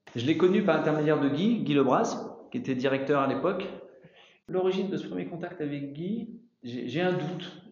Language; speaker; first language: French; native; French